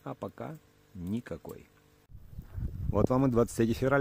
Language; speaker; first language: Russian; native; Russian